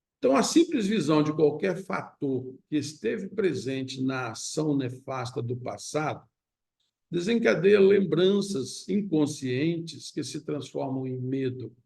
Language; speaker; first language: Portuguese; native; Portuguese